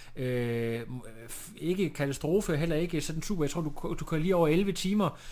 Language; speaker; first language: Danish; native; Danish